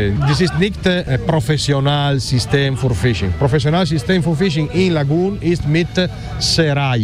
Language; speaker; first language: German; non-native, learner; Italian